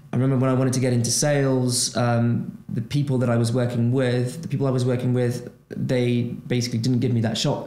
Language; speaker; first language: English; non-native, fluent; Portuguese